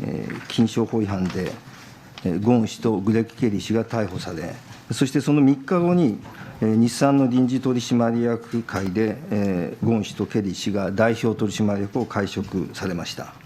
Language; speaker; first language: Japanese; native; Japanese